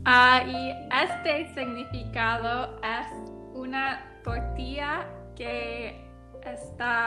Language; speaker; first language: Spanish; non-native, learner; English